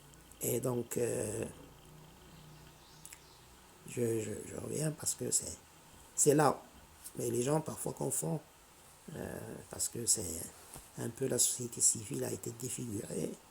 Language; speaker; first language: French; non-native, local second language; Arabic